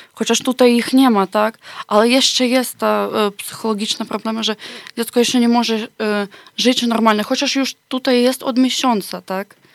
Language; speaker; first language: Polish; non-native, fluent; Ukrainian